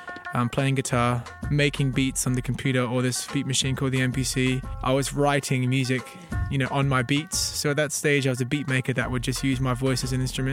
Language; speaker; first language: English; native; English